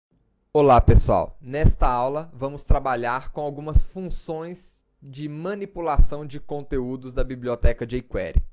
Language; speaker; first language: Portuguese; native; Portuguese